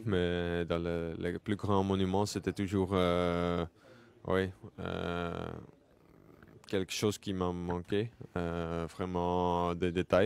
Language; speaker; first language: French; non-native, local second language; Dutch